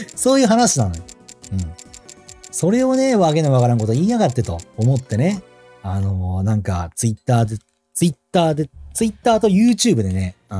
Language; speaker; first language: Japanese; native; Japanese